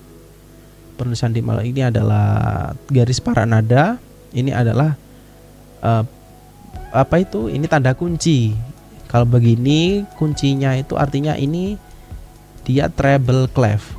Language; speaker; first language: Indonesian; native; Indonesian